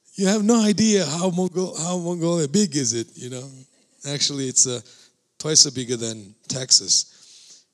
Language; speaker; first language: English; non-native, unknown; Mongolian